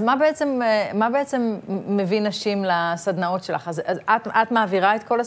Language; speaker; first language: Hebrew; native; Hebrew